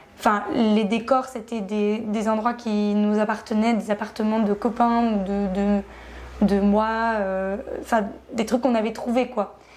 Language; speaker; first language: French; native; French